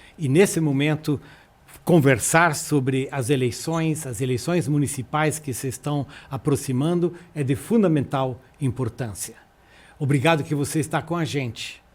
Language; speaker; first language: Portuguese; native; Portuguese